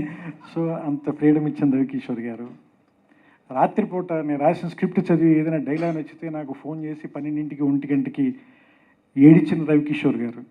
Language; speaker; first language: Telugu; native; Telugu